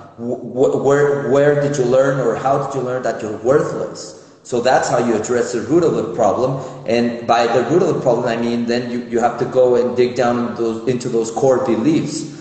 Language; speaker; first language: English; non-native, fluent; Spanish